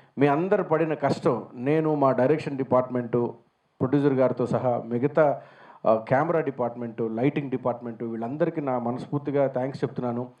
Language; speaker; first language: Telugu; native; Telugu